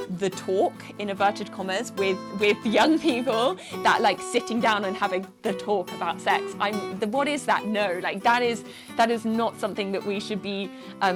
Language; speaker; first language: English; native; English